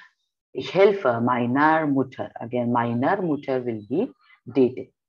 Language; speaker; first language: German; non-native, fluent; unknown